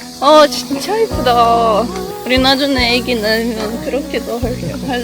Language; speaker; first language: Korean; non-native, learner; Russian